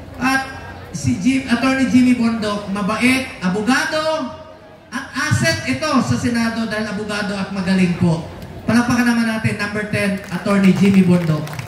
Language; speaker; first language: Filipino; non-native, local second language; Cebuano